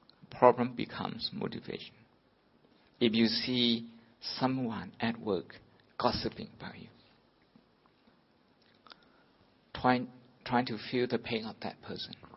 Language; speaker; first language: English; non-native, fluent; Burmese